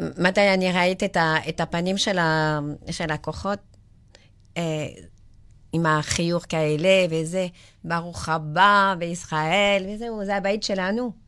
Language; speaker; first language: Hebrew; non-native, learner; French